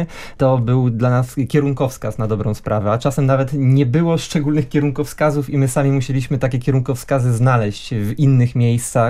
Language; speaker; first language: Polish; native; Polish